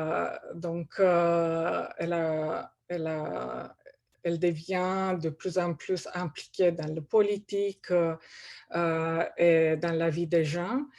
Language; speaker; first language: French; non-native, fluent; Romanian